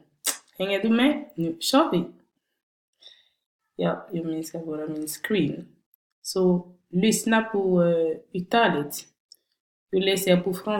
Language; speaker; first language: Swedish; non-native, fluent; French